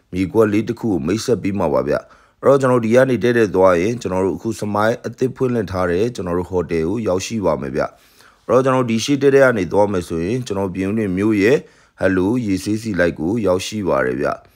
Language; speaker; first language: Burmese; native; Burmese